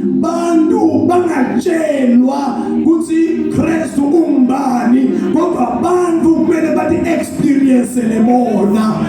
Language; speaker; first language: Zulu; non-native, local second language; Swati